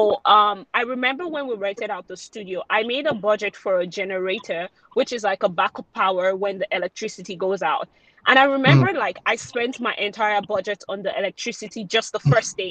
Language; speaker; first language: English; non-native, local second language; Yoruba